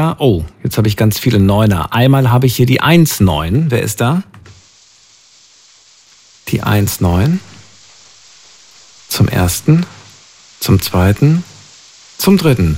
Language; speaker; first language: German; native; German